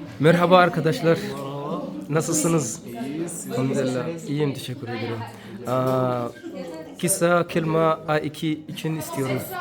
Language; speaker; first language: Turkish; non-native, learner; Arabic